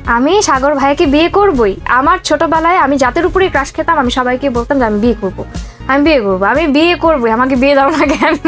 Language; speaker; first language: Bangla; native; Bangla